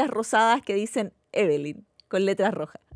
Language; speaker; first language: Spanish; native; Spanish